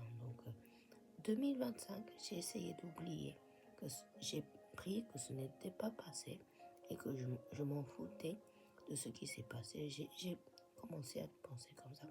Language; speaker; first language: French; non-native, fluent; Japanese